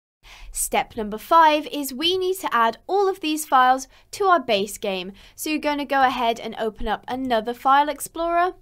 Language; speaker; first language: English; native; English